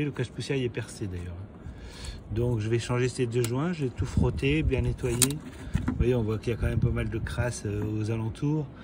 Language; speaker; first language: French; native; French